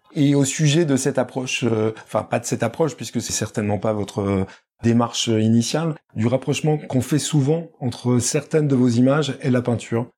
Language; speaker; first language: French; native; French